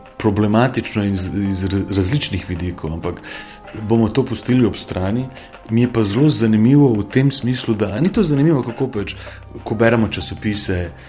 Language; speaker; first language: Slovenian; non-native, local second language; Bosnian